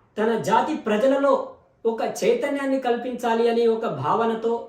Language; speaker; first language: Telugu; non-native, local second language; Lambadi